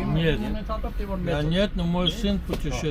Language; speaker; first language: Russian; non-native, local second language; Armenian